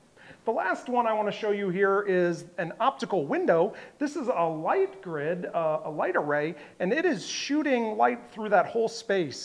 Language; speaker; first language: English; native; English